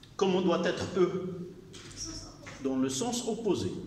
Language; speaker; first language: French; non-native, local second language; Arabic